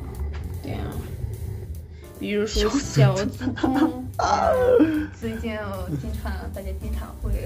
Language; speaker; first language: Chinese; non-native, learner; Russian